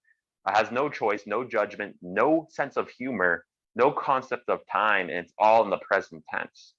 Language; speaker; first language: English; native; English